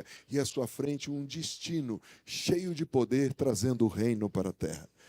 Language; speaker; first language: Portuguese; native; Portuguese